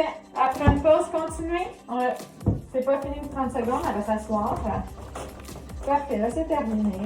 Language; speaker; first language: French; native; French